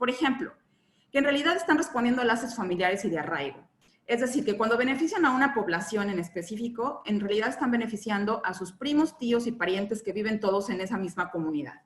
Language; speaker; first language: Spanish; native; Spanish